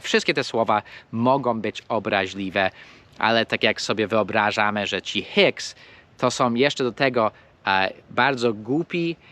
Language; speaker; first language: Polish; non-native, fluent; English